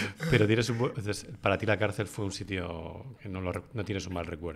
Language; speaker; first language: Spanish; native; Spanish